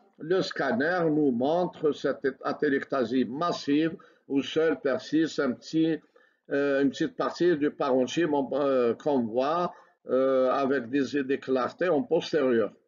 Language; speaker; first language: French; non-native, local second language; Arabic